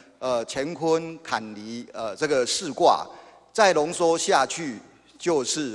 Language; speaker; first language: Chinese; native; Chinese